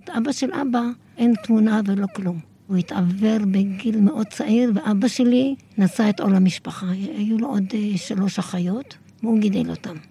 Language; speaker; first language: Hebrew; early bilingual, other home language; Arabic